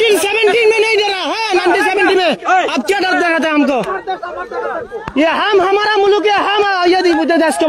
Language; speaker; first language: Hindi; non-native, learner; Bangla